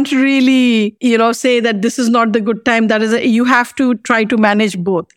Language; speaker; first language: English; non-native, local second language; Bangla